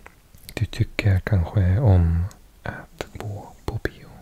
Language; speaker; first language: Swedish; non-native, learner; English